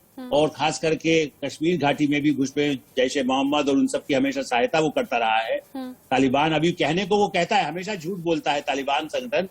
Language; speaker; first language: Hindi; native; Hindi